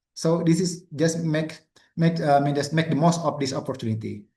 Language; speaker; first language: English; non-native, learner; Indonesian